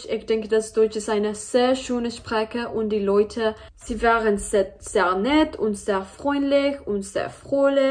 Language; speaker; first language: German; non-native, learner; Spanish